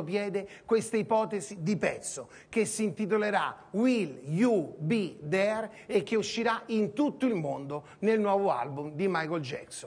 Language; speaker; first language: Italian; native; Italian